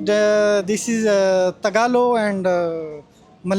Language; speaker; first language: English; non-native, learner; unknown